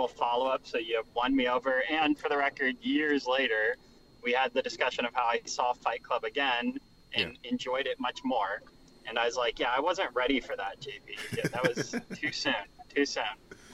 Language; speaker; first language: English; native; English